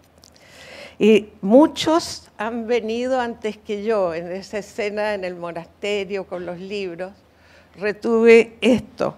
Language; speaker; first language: Spanish; native; Spanish